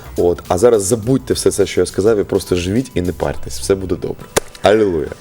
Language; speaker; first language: Ukrainian; non-native, local second language; Russian